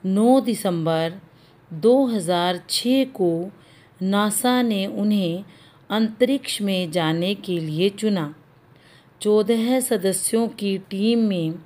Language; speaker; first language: Hindi; native; Hindi